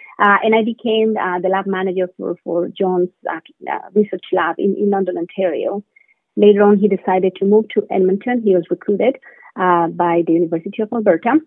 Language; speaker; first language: English; non-native, fluent; Spanish